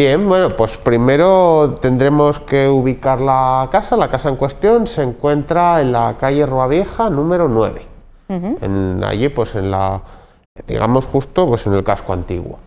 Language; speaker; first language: Spanish; native; Spanish